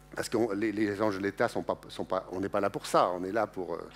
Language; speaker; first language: French; native; French